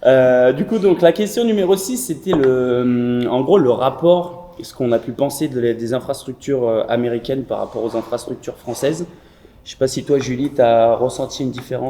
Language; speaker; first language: French; native; French